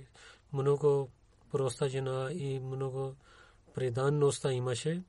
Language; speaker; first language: Bulgarian; non-native, learner; Urdu